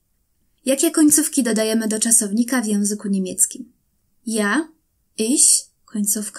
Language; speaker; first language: Polish; native; Polish